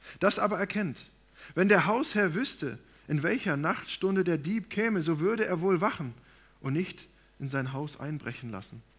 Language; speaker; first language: German; native; German